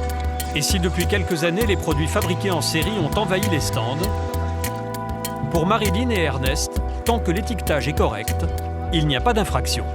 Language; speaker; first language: French; native; French